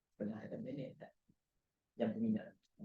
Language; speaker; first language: Malay; native; Malay